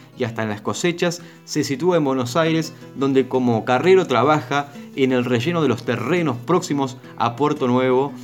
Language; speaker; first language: Spanish; native; Spanish